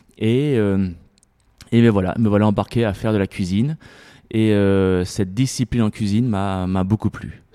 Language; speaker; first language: French; native; French